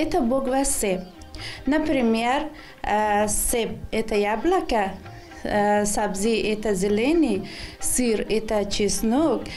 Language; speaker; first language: Russian; non-native, learner; Persian